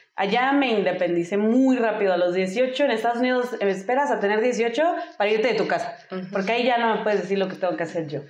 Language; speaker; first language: Spanish; early bilingual, heritage; Spanish